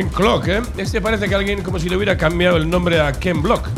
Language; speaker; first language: Spanish; non-native, local second language; Basque